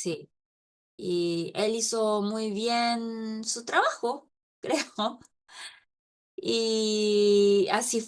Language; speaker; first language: Spanish; non-native, local second language; Korean